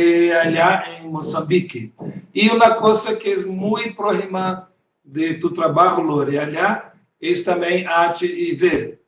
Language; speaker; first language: Spanish; non-native, learner; Portuguese